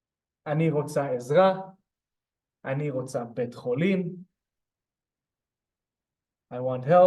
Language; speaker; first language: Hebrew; non-native, fluent; English